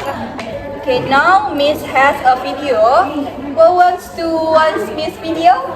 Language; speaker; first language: English; non-native, learner; Indonesian